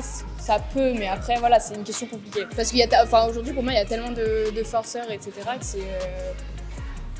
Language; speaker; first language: French; native; French